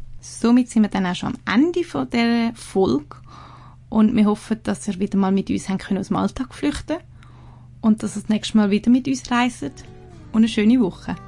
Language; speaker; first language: German; native; German